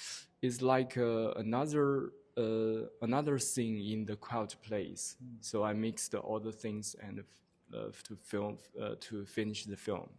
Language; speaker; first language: English; non-native, learner; Chinese